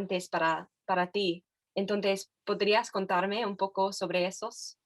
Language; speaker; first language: Spanish; non-native, fluent; English